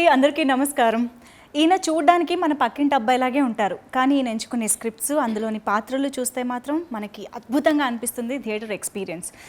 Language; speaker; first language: Telugu; native; Telugu